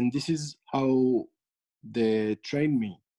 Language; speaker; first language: English; non-native, fluent; French